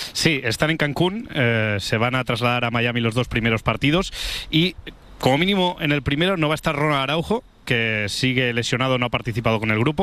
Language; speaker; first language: Spanish; native; Spanish